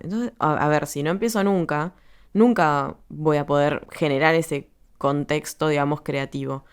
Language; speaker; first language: Spanish; native; Spanish